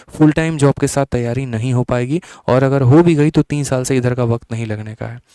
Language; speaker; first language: Hindi; native; Hindi